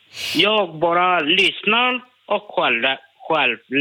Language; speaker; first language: Swedish; non-native, learner; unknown